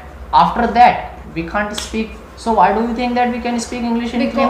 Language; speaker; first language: English; non-native, learner; Hindi